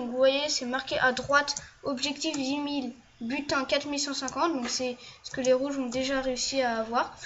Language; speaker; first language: French; native; French